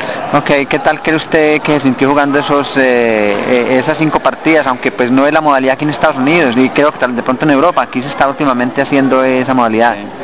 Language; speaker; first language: Spanish; native; Spanish